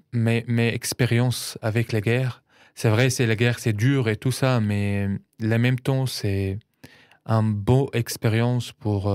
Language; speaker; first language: French; non-native, learner; Arabic